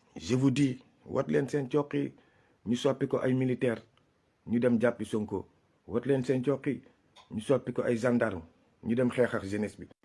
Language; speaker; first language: Wolof; non-native, local second language; Fula